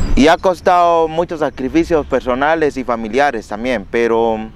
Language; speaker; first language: Spanish; native; Spanish